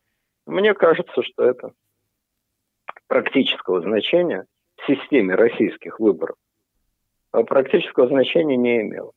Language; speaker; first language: Russian; native; Russian